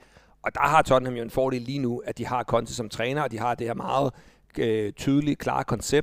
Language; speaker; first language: Danish; native; Danish